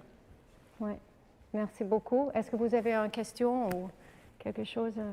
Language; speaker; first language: French; non-native, fluent; English